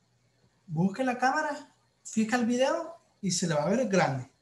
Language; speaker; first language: Spanish; native; Spanish